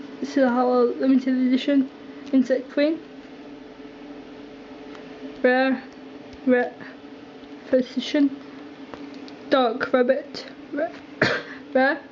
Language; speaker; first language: English; native; English